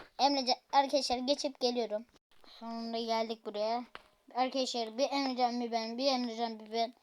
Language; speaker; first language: Turkish; native; Turkish